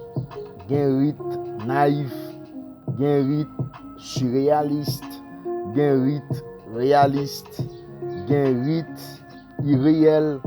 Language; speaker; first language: French; non-native, learner; Haitian Creole